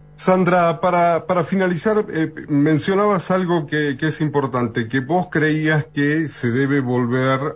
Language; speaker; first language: Spanish; native; Spanish